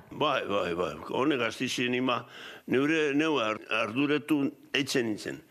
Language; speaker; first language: Basque; native; Basque